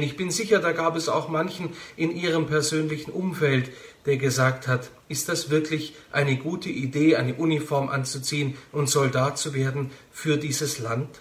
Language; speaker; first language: German; native; German